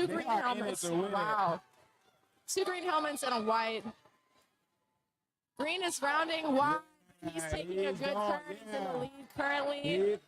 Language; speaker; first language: English; native; English